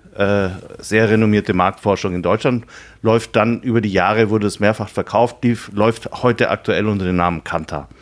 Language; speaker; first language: German; native; German